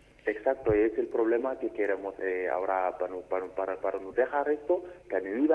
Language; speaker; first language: Spanish; non-native, learner; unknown